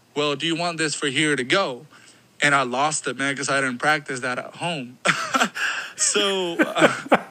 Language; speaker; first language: English; non-native, fluent; Spanish